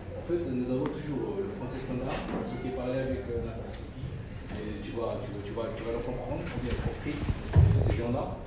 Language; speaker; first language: French; non-native, fluent; Swahili